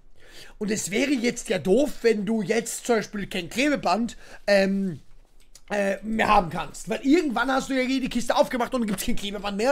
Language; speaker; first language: German; native; German